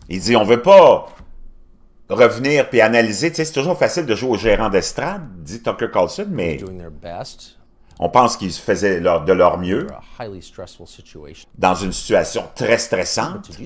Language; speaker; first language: French; native; French